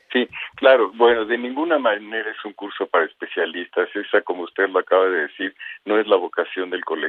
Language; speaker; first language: Spanish; native; Spanish